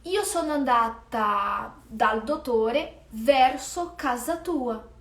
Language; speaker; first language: Italian; non-native, fluent; Portuguese